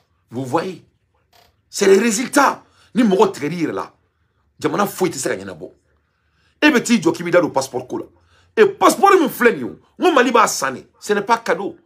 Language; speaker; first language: French; non-native, local second language; Bambara